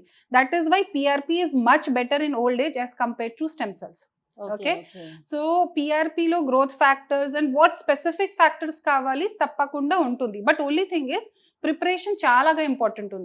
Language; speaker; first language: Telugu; non-native, fluent; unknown